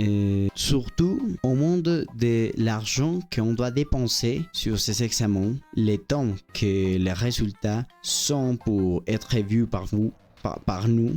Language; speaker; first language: French; non-native, learner; Spanish